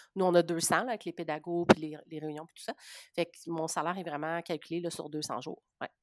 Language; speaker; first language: French; native; French